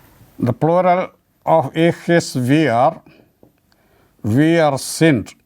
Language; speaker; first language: German; non-native, learner; Malayalam